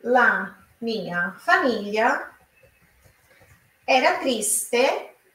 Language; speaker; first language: Italian; non-native, fluent; Portuguese